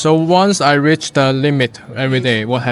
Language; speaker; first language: English; non-native, learner; Chinese